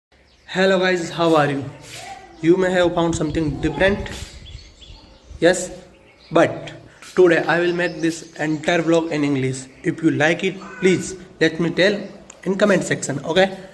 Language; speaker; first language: English; non-native, learner; Hindi